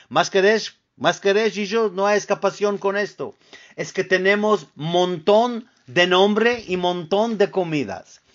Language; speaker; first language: Spanish; early bilingual, heritage; Ladino